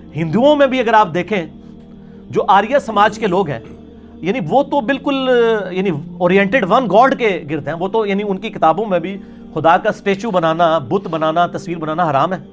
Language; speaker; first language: Urdu; non-native, local second language; Punjabi